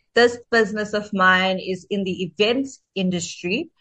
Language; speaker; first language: English; native; English